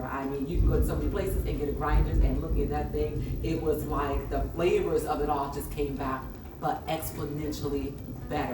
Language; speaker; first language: English; native; English